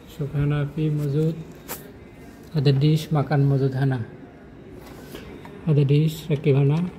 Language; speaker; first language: Arabic; non-native, learner; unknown